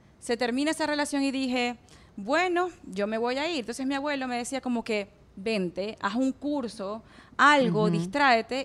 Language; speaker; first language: Spanish; native; Spanish